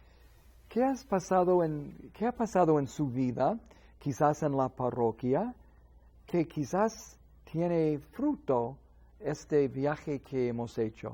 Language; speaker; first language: Spanish; non-native, fluent; English